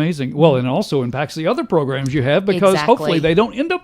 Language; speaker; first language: English; native; English